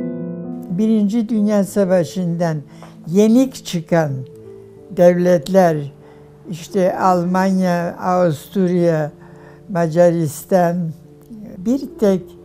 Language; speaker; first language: Turkish; non-native, fluent; German